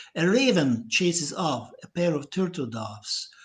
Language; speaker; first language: English; non-native, fluent; Hungarian